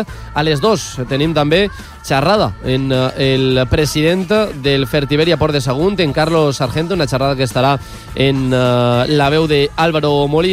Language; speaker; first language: Catalan; native; Catalan